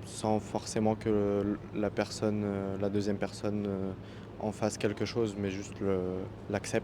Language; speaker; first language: French; non-native, fluent; Russian